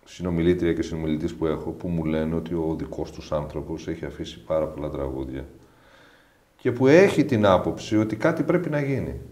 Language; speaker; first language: Greek; native; Greek